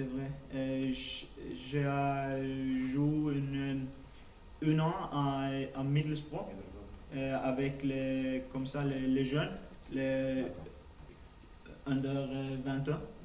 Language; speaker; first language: French; non-native, learner; Norwegian